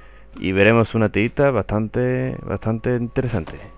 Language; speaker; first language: Spanish; native; Spanish